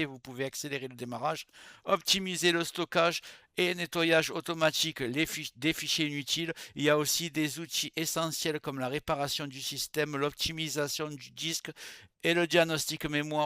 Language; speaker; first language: French; native; French